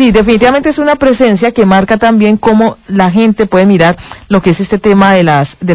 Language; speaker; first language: Spanish; native; Spanish